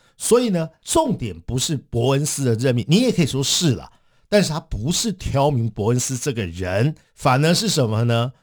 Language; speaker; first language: Chinese; native; Chinese